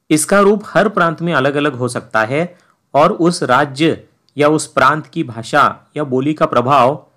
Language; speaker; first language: Hindi; native; Hindi